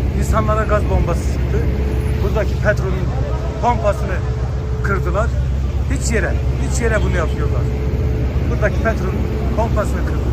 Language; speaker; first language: Turkish; non-native, local second language; Kurdish